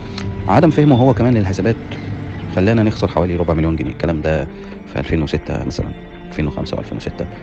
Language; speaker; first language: Arabic; native; Arabic